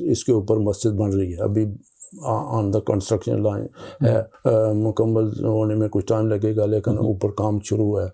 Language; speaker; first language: Urdu; non-native, local second language; Pahari-Potwari